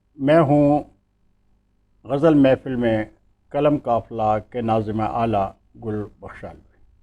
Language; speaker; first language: Urdu; non-native, local second language; Pashto